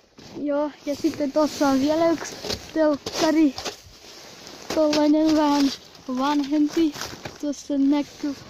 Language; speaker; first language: Finnish; early bilingual, other home language; Russian